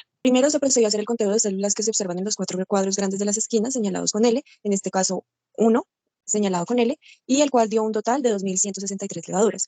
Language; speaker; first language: Spanish; native; Spanish